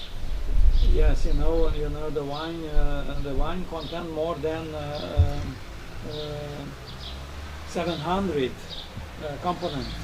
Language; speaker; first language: English; non-native, learner; Romanian